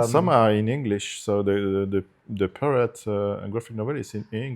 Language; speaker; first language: English; non-native, fluent; Italian